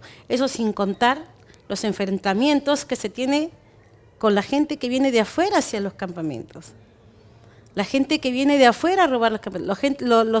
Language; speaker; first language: Spanish; native; Spanish